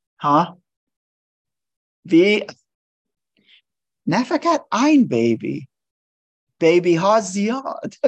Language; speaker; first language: Persian; non-native, learner; English